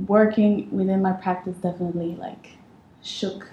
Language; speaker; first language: English; non-native, fluent; Arabic